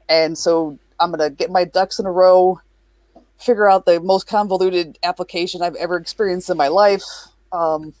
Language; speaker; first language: English; native; English